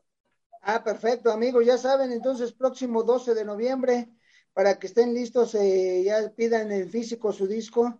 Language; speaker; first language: Spanish; native; Spanish